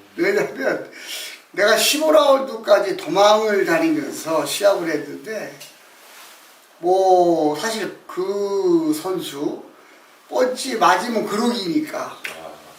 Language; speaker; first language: Korean; native; Korean